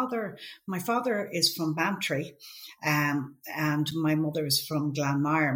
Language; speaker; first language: English; native; English